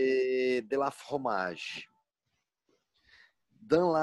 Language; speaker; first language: French; non-native, learner; Portuguese